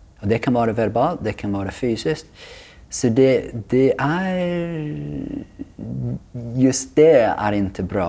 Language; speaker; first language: Swedish; non-native, fluent; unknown